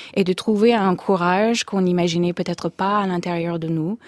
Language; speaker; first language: French; non-native, fluent; English